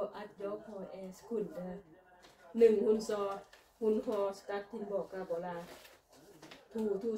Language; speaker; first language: Swedish; non-native, learner; Thai